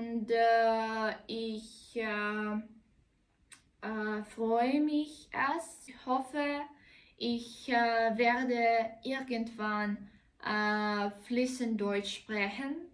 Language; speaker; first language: German; non-native, learner; Russian